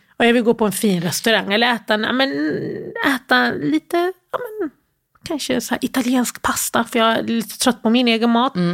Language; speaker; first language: Swedish; early bilingual, other home language; Arabic